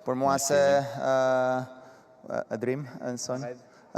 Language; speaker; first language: French; non-native, learner; Spanish